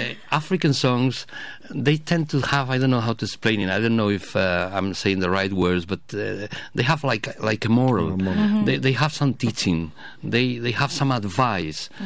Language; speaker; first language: English; non-native, fluent; Basque